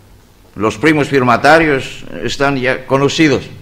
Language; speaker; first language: Spanish; non-native, fluent; Greek